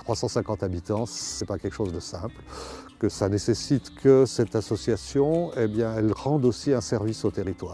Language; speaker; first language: French; native; French